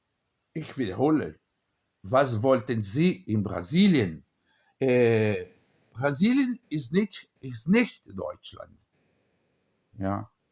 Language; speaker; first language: German; non-native, learner; Portuguese